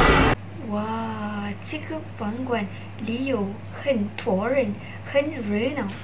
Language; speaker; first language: Chinese; non-native, learner; Malay